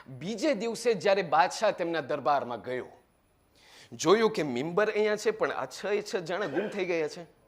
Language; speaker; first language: Gujarati; early bilingual, heritage; Gujarati